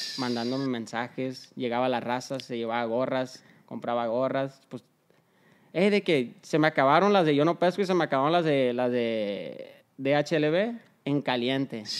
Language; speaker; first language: Spanish; early bilingual, heritage; Spanish